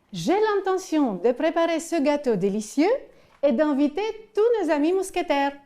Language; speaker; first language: French; non-native, fluent; Ukrainian